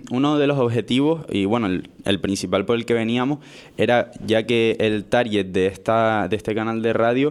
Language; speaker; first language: Spanish; native; Spanish